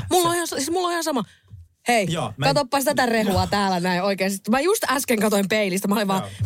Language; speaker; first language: Finnish; early bilingual, other home language; Russian